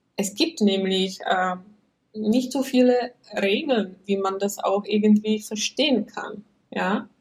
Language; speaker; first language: German; non-native, fluent; Czech